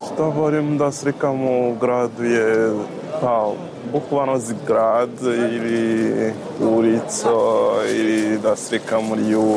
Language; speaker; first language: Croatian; non-native, learner; Rundi